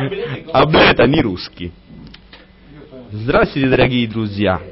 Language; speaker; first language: Russian; non-native, learner; Italian